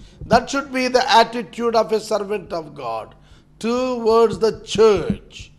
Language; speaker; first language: English; non-native, local second language; Telugu